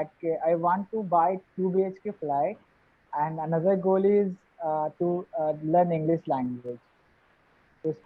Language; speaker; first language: English; non-native, learner; Hindi